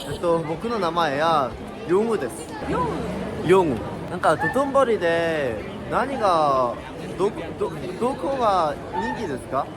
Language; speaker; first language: Japanese; non-native, learner; Korean